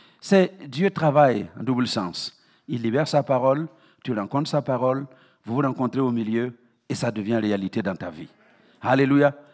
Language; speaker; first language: French; non-native, local second language; Mossi